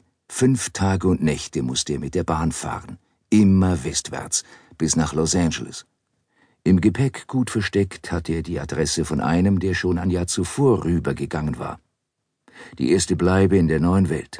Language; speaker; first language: German; native; German